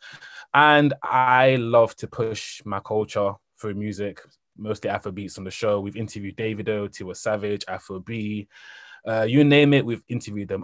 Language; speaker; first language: English; native; English